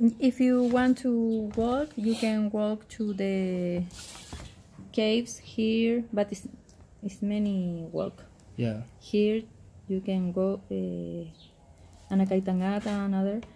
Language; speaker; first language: English; non-native, learner; Spanish